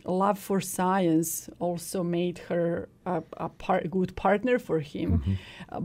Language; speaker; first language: English; non-native, fluent; Serbian